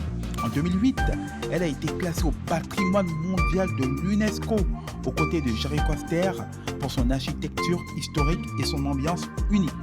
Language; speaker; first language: French; native; French